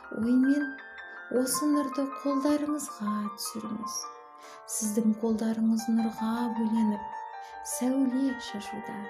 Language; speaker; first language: Kazakh; native; Kazakh